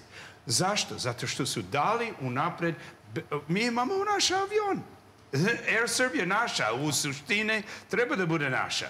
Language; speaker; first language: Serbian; non-native, learner; English